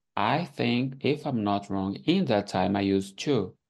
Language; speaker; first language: English; non-native, fluent; Portuguese